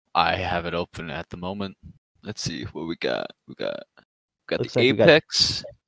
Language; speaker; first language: English; native; English